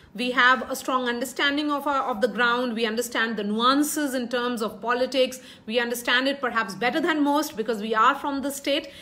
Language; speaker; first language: English; non-native, local second language; Hindi